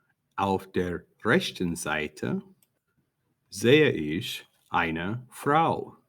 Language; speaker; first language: German; non-native, fluent; English